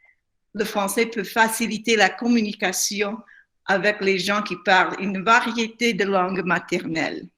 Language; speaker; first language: French; non-native, fluent; English